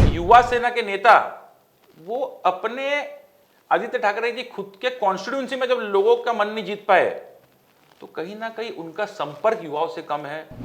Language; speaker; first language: Hindi; non-native, local second language; Marathi